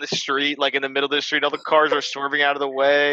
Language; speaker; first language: English; native; English